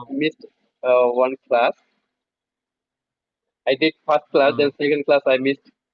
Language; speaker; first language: English; non-native, learner; Bangla